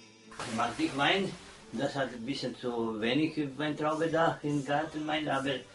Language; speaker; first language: German; non-native, learner; Croatian